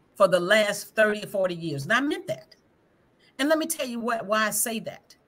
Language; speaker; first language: English; native; English